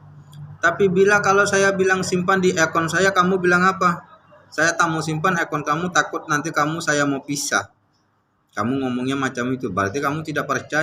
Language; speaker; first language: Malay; non-native, learner; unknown